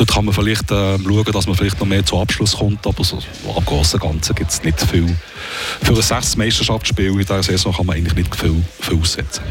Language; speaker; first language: German; native; German